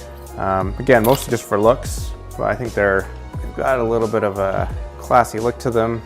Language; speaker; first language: English; native; English